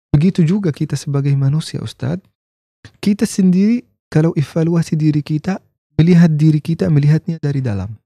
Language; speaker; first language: Indonesian; non-native, fluent; Arabic